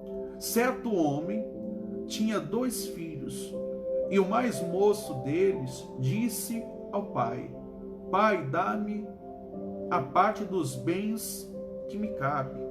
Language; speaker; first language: Portuguese; native; Portuguese